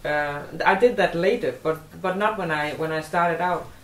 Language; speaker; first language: English; non-native, fluent; Danish